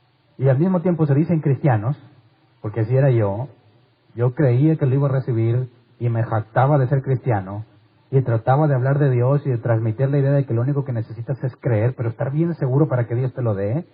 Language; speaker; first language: Spanish; native; Spanish